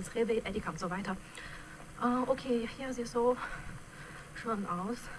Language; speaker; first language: German; non-native, fluent; Chinese